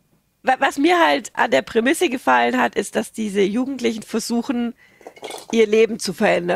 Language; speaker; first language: German; native; German